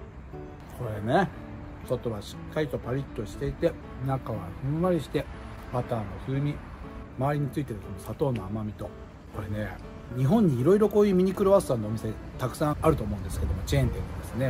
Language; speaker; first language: Japanese; native; Japanese